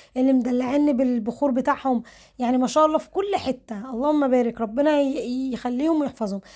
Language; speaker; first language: Arabic; native; Arabic